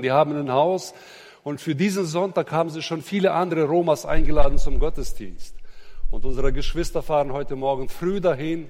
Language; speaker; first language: German; native; German